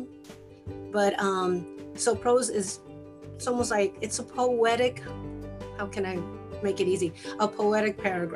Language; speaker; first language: English; early bilingual, other home language; Spanish